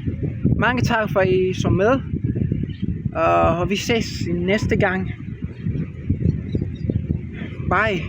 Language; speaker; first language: Danish; non-native, learner; Spanish